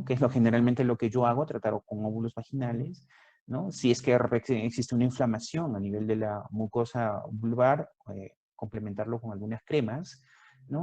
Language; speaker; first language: Spanish; native; Spanish